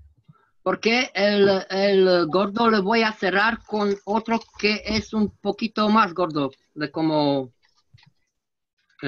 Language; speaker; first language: Spanish; non-native, learner; French